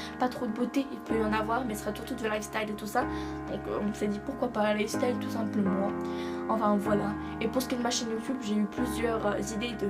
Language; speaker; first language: French; native; French